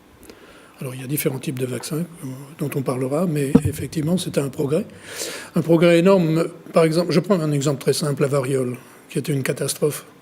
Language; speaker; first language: French; native; French